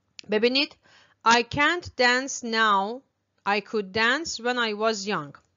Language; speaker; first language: English; non-native, fluent; Persian